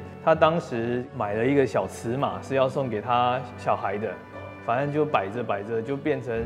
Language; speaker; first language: Chinese; native; Chinese